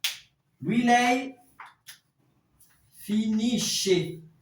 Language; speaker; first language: Italian; non-native, fluent; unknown